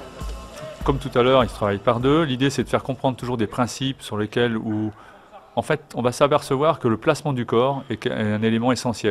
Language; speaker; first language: French; native; French